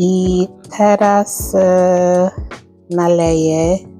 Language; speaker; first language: Polish; non-native, learner; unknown